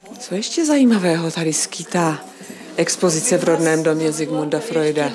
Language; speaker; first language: Czech; native; Czech